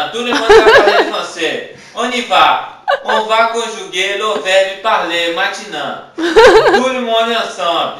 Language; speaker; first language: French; non-native, learner; Portuguese